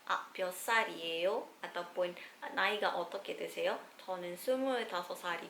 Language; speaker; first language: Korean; non-native, fluent; Malay